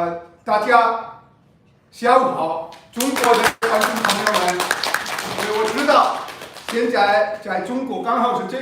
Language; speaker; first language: Chinese; non-native, fluent; English